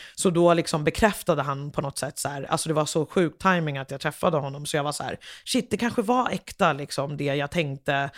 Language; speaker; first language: Swedish; early bilingual, other home language; English